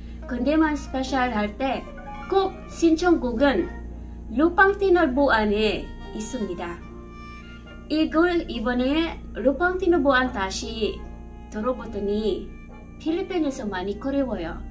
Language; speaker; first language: Korean; non-native, learner; Filipino